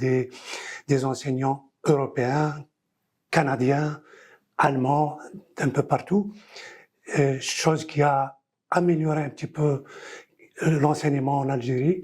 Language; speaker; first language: French; non-native, local second language; Kabyle